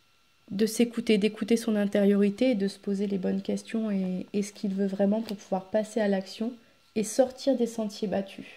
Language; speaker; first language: French; native; French